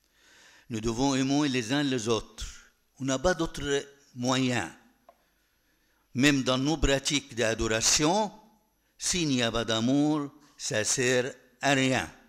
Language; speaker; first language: French; non-native, fluent; Arabic